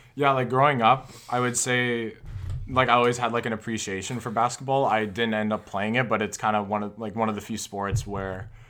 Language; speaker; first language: English; native; English